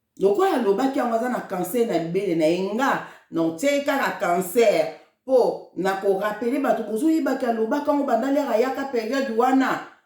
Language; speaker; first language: Lingala; native; Lingala